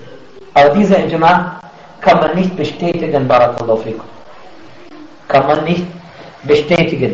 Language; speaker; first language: German; non-native, fluent; Arabic